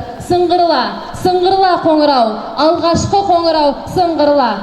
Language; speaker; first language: Kazakh; native; Kazakh